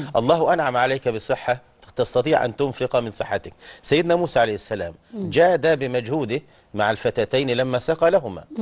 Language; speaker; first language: Arabic; native; Arabic